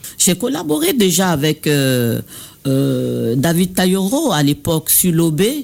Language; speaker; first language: French; non-native, local second language; Baoulé